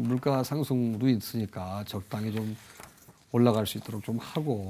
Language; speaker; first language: Korean; native; Korean